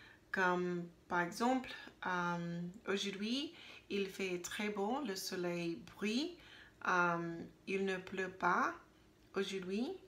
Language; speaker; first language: French; non-native, learner; English